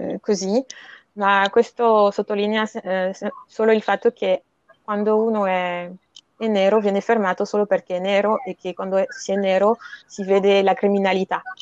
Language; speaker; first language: Italian; non-native, fluent; French